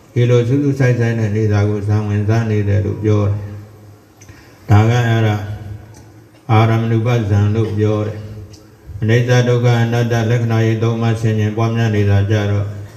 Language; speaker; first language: Burmese; native; Burmese